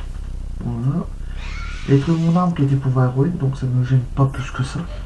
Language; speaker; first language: French; native; French